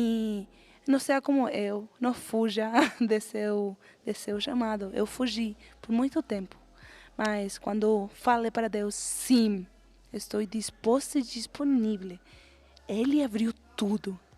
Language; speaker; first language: Portuguese; non-native, fluent; Spanish